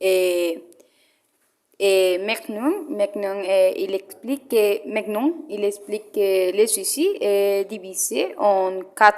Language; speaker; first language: French; non-native, learner; Spanish